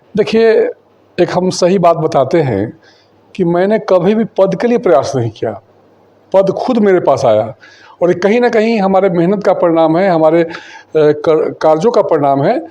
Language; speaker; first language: Hindi; native; Hindi